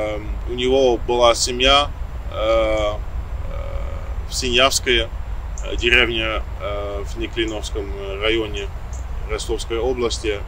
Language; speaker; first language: Russian; non-native, learner; Dutch